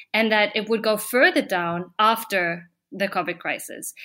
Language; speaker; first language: English; non-native, fluent; German